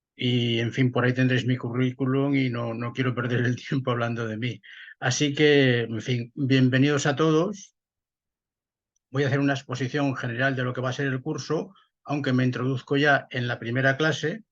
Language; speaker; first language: Spanish; native; Spanish